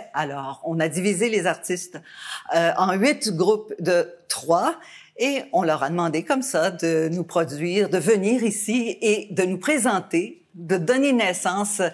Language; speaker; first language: French; native; French